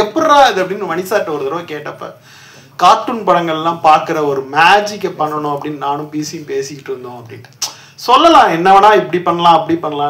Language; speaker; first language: Tamil; native; Tamil